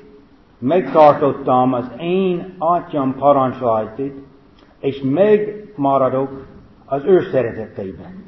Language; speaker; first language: Hungarian; non-native, fluent; English